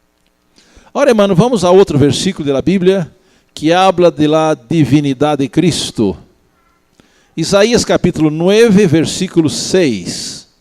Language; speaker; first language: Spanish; non-native, learner; Portuguese